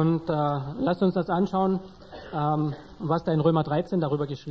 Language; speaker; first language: German; native; German